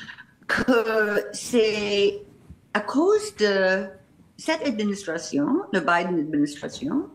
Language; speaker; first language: French; non-native, fluent; English